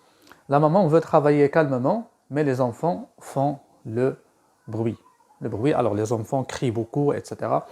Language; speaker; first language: French; non-native, local second language; Arabic